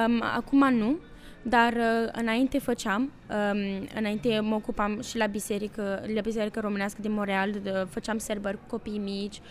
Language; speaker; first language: Romanian; early bilingual, heritage; Romanian